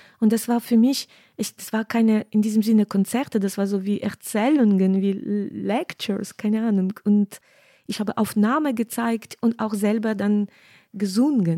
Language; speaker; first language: German; non-native, fluent; Ukrainian